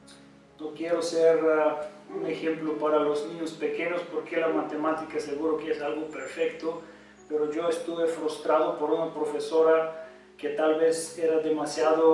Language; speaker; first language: Spanish; non-native, fluent; Bulgarian